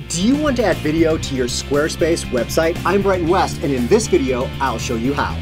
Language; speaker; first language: English; native; English